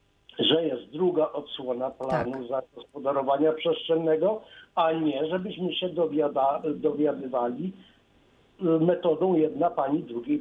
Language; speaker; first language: Polish; native; Polish